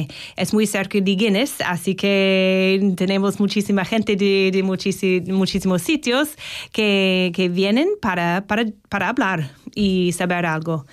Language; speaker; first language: Spanish; non-native, fluent; English